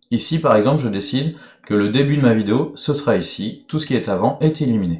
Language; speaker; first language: French; native; French